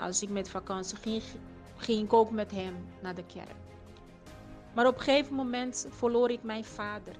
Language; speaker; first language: Dutch; early bilingual, other home language; Portuguese